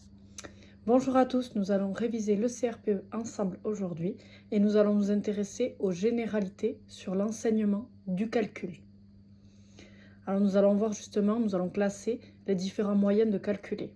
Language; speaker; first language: French; native; French